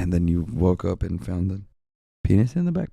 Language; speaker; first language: English; native; English